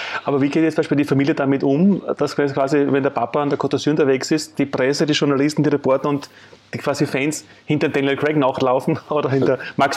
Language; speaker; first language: German; native; German